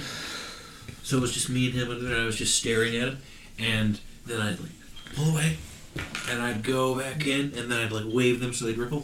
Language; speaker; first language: English; native; English